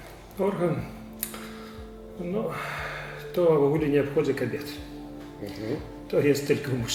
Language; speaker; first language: Polish; non-native, learner; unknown